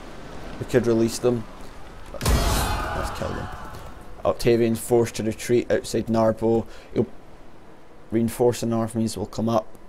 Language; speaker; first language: English; native; English